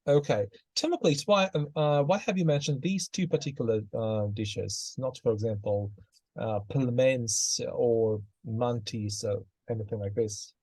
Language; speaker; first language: English; non-native, fluent; Russian